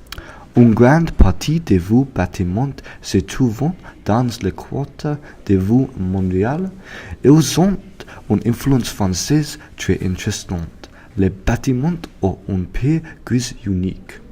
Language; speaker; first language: French; non-native, learner; English